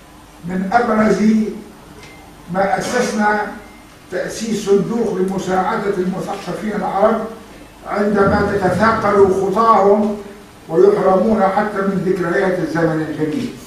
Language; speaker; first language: Arabic; native; Arabic